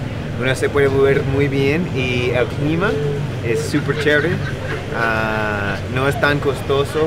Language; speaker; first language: Spanish; non-native, fluent; English